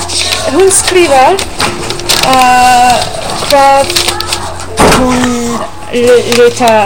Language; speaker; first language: Icelandic; non-native, learner; English